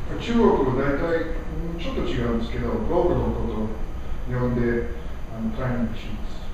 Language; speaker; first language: Japanese; non-native, learner; English